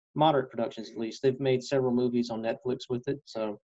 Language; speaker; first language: English; native; English